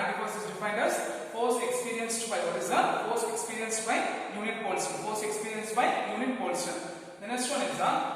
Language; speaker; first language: English; non-native, local second language; Tamil